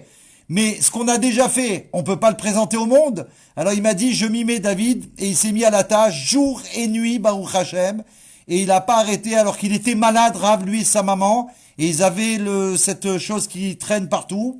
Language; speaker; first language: French; native; French